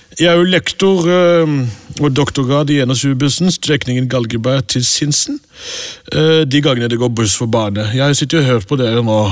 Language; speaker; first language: Norwegian; early bilingual, other home language; Urdu